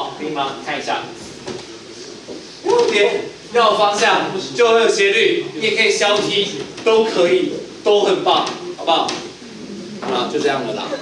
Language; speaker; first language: Chinese; native; Chinese